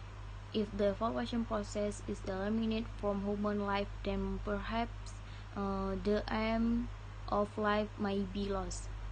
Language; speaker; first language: English; non-native, learner; Indonesian